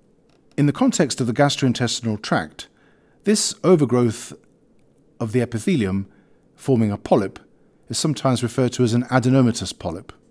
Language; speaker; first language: English; native; English